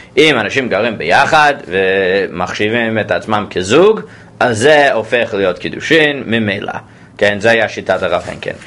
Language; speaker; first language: Hebrew; non-native, fluent; English